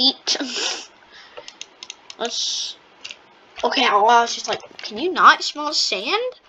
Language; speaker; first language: English; native; English